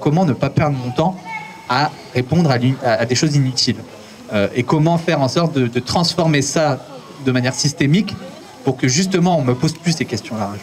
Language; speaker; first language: French; native; French